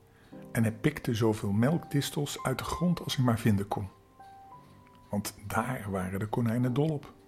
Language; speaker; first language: Dutch; native; Dutch